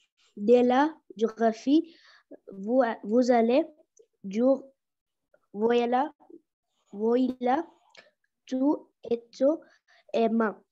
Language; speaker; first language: French; non-native, learner; Arabic